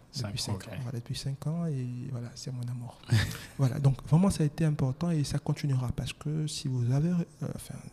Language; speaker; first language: French; non-native, local second language; Baoulé